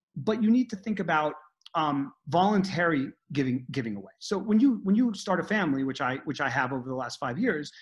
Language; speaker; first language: English; native; English